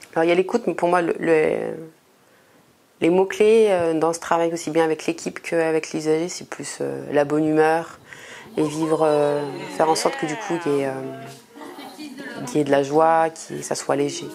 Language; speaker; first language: French; native; French